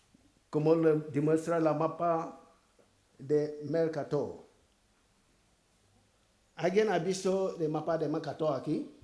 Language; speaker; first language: Spanish; non-native, fluent; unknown